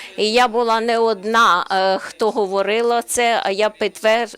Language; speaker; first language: Ukrainian; non-native, learner; Slovenian